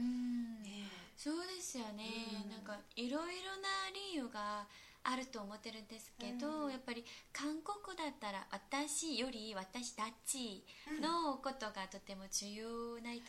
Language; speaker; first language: Japanese; non-native, fluent; Korean